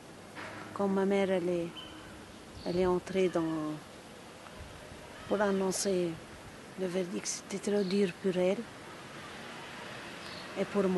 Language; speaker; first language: French; non-native, local second language; Arabic